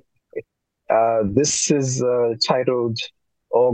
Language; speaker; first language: English; non-native, local second language; Tumbuka